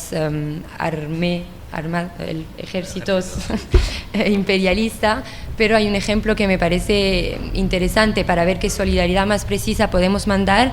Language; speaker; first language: Spanish; non-native, fluent; French